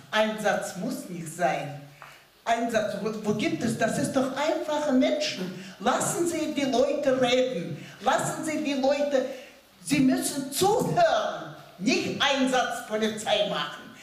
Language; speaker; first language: German; non-native, learner; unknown